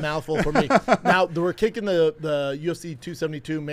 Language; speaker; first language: English; native; English